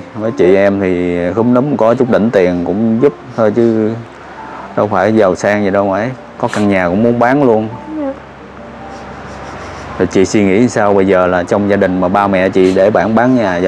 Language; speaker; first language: Vietnamese; native; Vietnamese